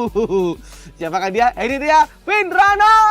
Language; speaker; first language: Indonesian; native; Indonesian